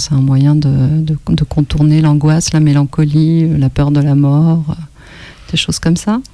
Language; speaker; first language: French; non-native, fluent; Spanish